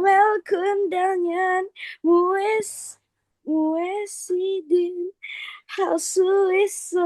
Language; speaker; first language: Korean; non-native, learner; Indonesian